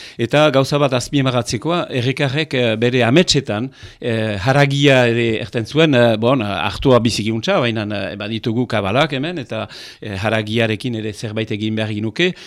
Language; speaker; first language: Basque; native; Basque